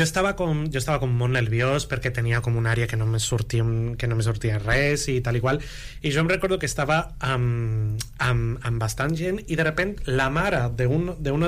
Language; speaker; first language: Catalan; non-native, local second language; Spanish